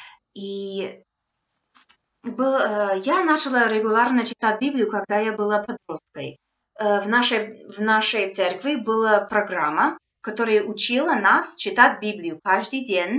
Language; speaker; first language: Russian; non-native, fluent; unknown